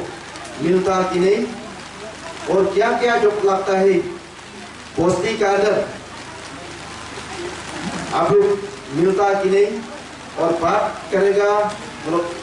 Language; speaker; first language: Hindi; non-native, local second language; Khasi